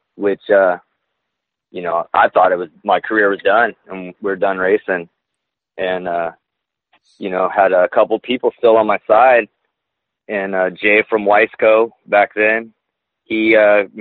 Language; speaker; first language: English; native; English